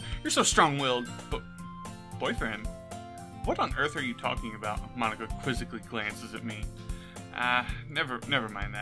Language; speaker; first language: English; native; English